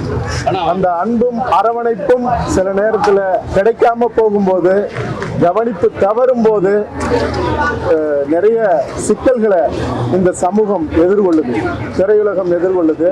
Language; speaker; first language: Tamil; native; Tamil